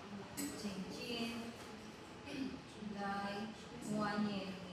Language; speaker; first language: Chinese; non-native, learner; Filipino